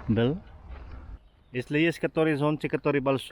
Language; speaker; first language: Russian; non-native, learner; Cebuano